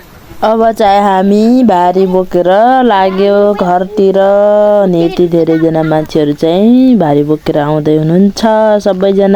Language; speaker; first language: Nepali; non-native, local second language; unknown